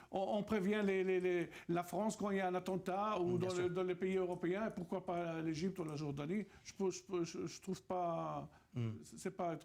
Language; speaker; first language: French; non-native, fluent; Arabic